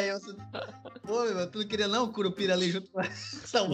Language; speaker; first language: Portuguese; native; Portuguese